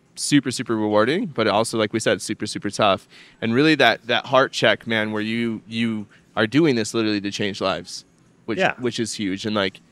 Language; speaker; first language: English; native; English